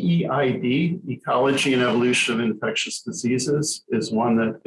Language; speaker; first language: English; native; English